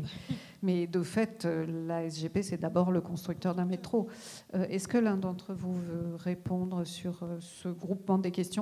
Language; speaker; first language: French; native; French